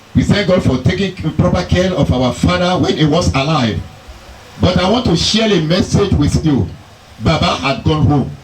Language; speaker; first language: English; non-native, local second language; Yoruba